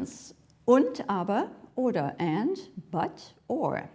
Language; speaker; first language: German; non-native, fluent; English